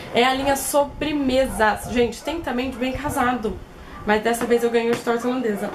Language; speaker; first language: Portuguese; native; Portuguese